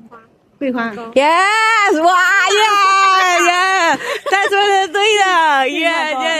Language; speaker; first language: Chinese; non-native, learner; Spanish